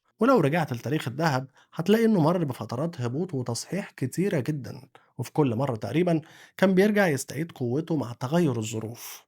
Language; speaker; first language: Arabic; native; Arabic